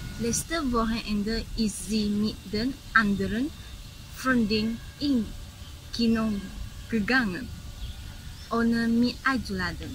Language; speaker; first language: German; non-native, learner; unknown